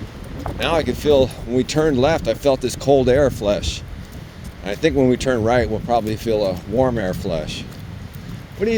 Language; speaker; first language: English; native; English